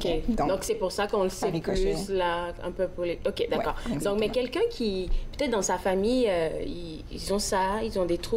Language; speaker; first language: French; native; French